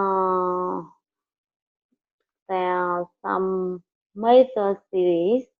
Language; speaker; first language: English; non-native, learner; Vietnamese